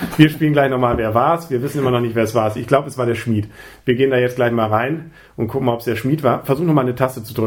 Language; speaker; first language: German; native; German